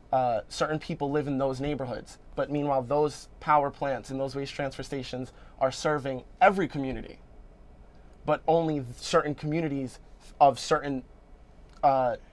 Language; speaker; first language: English; native; English